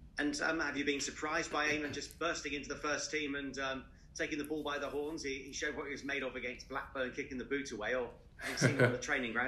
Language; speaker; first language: English; native; English